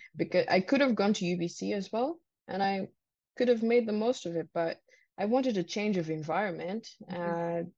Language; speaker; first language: English; non-native, local second language; Ganda